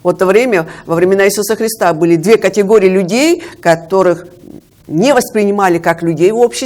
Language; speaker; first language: Russian; native; Russian